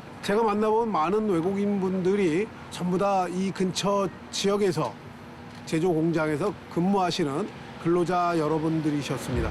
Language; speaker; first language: Korean; native; Korean